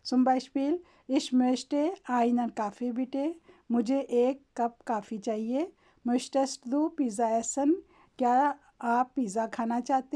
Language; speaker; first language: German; non-native, fluent; Urdu